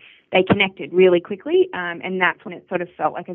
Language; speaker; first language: English; native; English